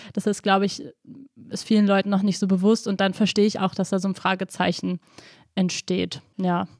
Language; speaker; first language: German; native; German